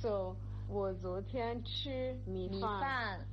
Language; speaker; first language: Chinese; non-native, learner; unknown